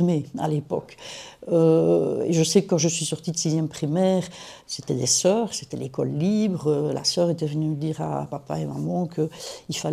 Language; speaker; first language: French; native; French